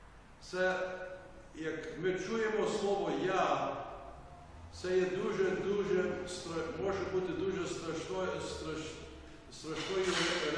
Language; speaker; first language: Ukrainian; early bilingual, heritage; Ukrainian